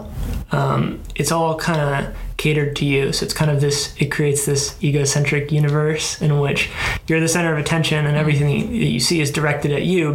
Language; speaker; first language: English; native; English